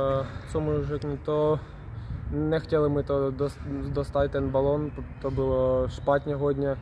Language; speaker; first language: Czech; non-native, learner; Ukrainian